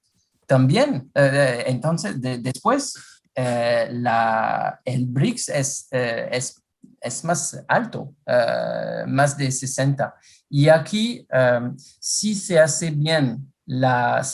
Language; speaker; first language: Spanish; non-native, fluent; French